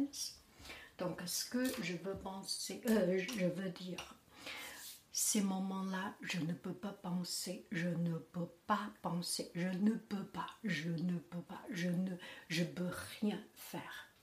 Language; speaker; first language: French; non-native, learner; Chinese